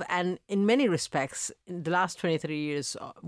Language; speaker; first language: English; early bilingual, other home language; Italian